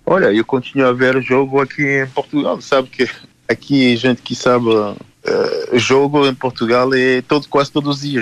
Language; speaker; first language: Portuguese; non-native, fluent; Haitian Creole